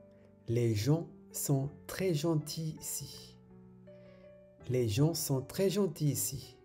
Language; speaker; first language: French; non-native, fluent; Sinhala